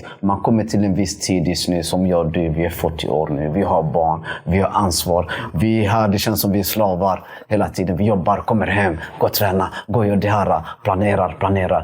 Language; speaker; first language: Swedish; early bilingual, other home language; Somali